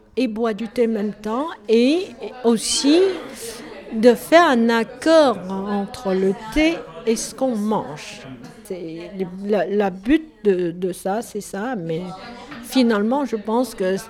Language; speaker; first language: French; non-native, learner; Chinese